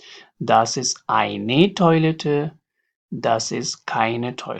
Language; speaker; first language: German; non-native, learner; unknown